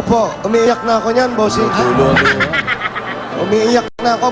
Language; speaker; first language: Filipino; native; Filipino